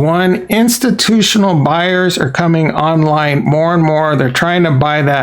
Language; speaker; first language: English; native; English